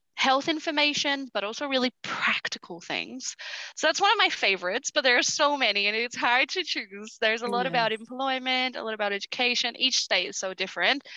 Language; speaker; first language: English; early bilingual, other home language; Portuguese